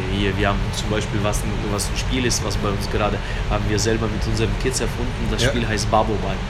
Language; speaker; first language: German; early bilingual, other home language; Russian